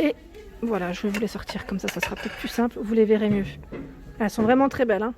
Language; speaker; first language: French; native; French